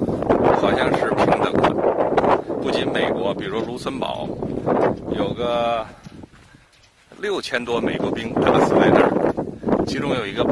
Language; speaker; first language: Chinese; native; Chinese